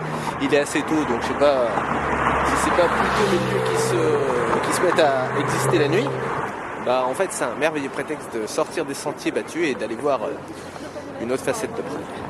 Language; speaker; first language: French; native; French